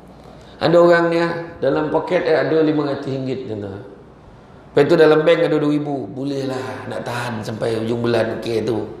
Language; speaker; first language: Malay; native; Malay